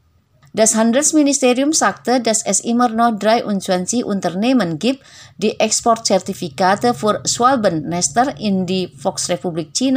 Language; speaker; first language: German; non-native, fluent; Indonesian